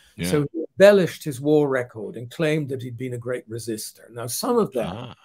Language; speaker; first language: English; non-native, fluent; Dutch